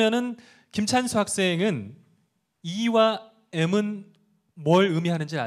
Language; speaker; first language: Korean; native; Korean